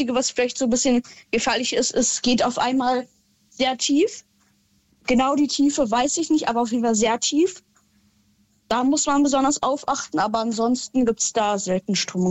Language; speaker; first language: German; native; German